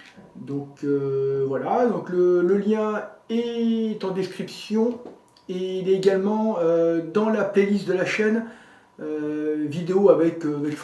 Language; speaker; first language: French; native; French